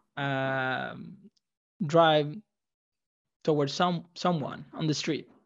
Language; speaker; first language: English; non-native, fluent; Spanish